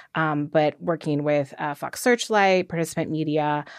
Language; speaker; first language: English; native; English